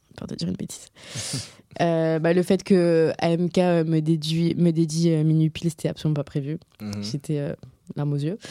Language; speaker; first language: French; native; French